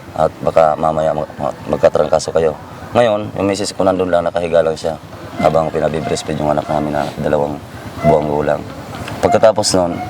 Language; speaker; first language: Filipino; non-native, local second language; Masbatenyo